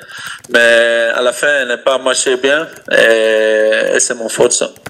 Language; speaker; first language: French; non-native, learner; Dutch